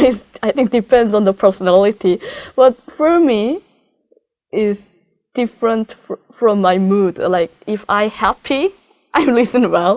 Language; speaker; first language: English; non-native, learner; Korean